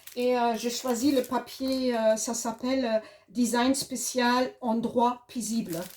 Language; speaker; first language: French; non-native, fluent; German